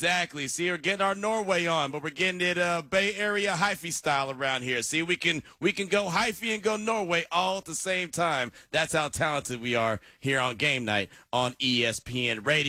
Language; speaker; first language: English; native; English